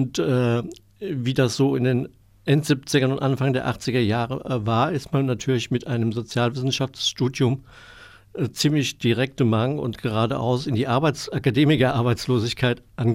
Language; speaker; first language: German; native; German